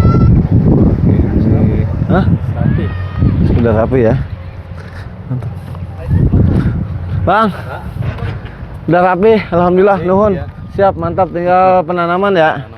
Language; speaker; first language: Indonesian; non-native, local second language; Sundanese